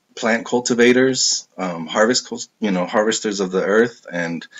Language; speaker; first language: English; native; English